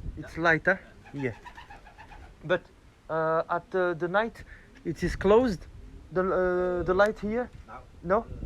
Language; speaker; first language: English; non-native, learner; French